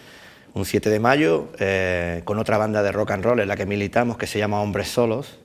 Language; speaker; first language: Spanish; native; Spanish